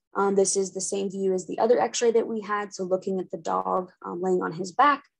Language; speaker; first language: English; native; English